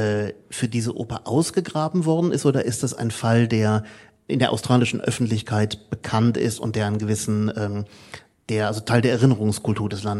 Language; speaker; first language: German; native; German